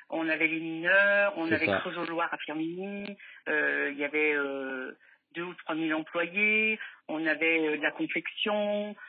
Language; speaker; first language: French; native; French